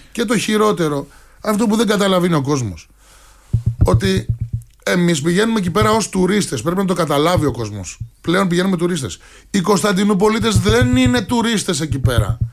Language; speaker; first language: Greek; native; Greek